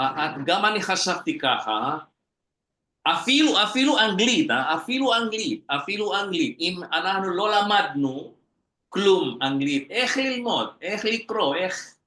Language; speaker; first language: Hebrew; non-native, fluent; Indonesian